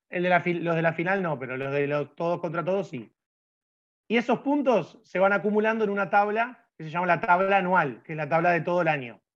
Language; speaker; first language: Spanish; native; Spanish